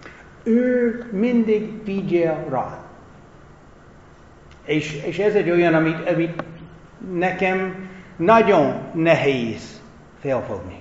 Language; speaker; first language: Hungarian; non-native, fluent; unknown